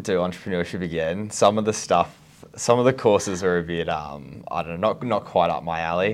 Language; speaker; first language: English; native; English